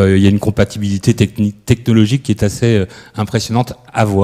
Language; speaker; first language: French; native; French